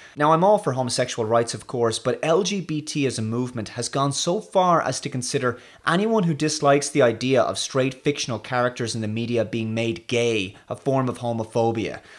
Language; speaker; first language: English; native; English